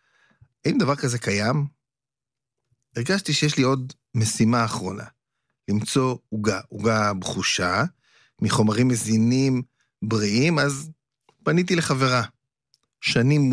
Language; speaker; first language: Hebrew; native; Hebrew